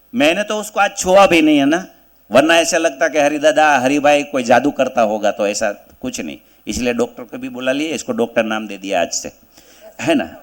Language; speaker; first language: Hindi; non-native, local second language; Gujarati